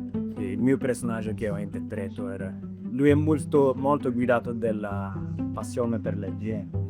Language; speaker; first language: Italian; non-native, learner; Norwegian